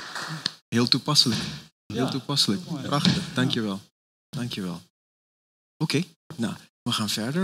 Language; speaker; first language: Dutch; native; Dutch